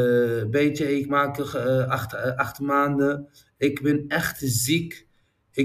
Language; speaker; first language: Dutch; non-native, learner; Arabic